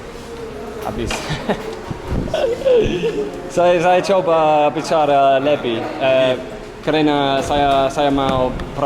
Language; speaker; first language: Indonesian; non-native, learner; English